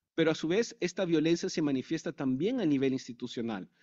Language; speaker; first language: Spanish; native; Spanish